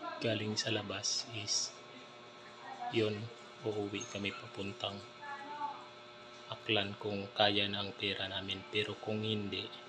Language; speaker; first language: Filipino; non-native, local second language; Aklanon